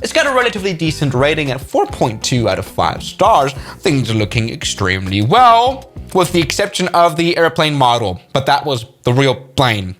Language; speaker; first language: English; non-native, fluent; German